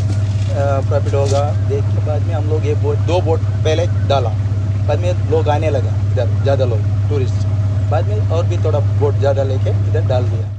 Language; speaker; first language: Hindi; non-native, local second language; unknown